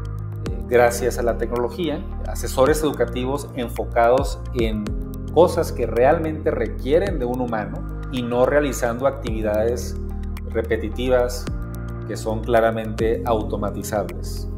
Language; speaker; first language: Spanish; native; Spanish